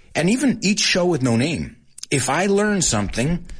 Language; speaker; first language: English; early bilingual, other home language; Spanish